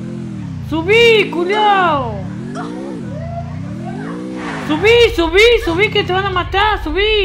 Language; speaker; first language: Spanish; native; Spanish